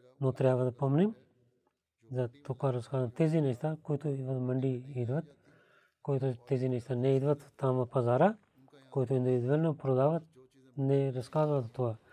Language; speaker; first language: Bulgarian; non-native, fluent; Urdu